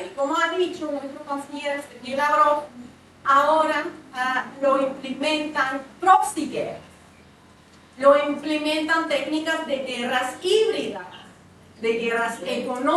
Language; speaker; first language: Spanish; non-native, fluent; Russian